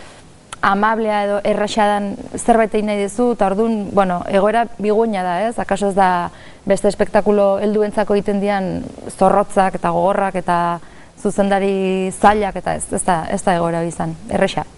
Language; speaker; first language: Basque; native; Basque